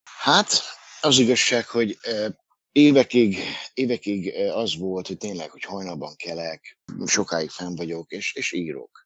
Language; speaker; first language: Hungarian; native; Hungarian